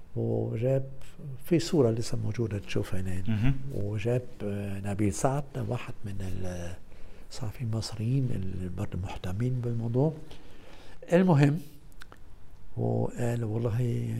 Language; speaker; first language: Arabic; non-native, fluent; German